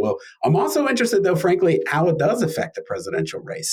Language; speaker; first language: English; native; English